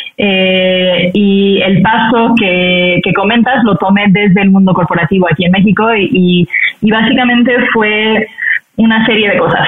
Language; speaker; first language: Spanish; non-native, fluent; French